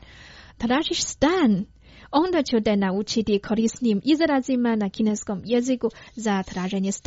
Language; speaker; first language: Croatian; non-native, fluent; Chinese